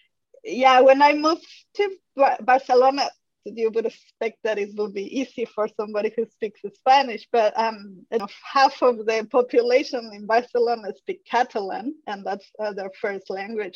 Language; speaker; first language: English; non-native, fluent; Spanish